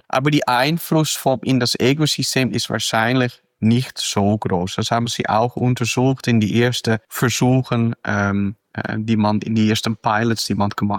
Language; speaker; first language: German; non-native, fluent; Dutch